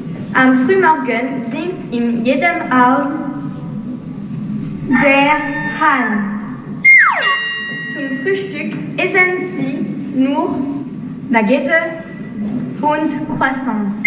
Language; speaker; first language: German; non-native, learner; French